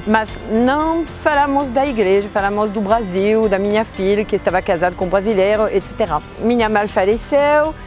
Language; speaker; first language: Portuguese; non-native, fluent; French